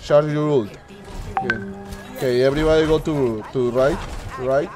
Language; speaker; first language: English; non-native, learner; Spanish